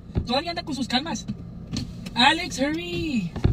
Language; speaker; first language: Spanish; early bilingual, other home language; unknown